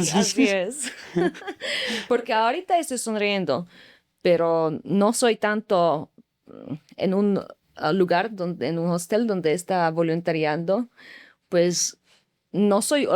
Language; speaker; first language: Spanish; non-native, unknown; Slovak